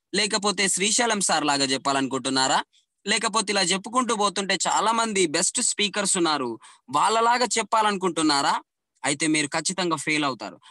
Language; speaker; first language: Telugu; native; Telugu